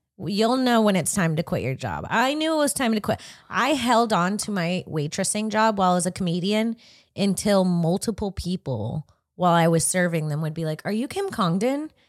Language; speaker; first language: English; early bilingual, other home language; Spanish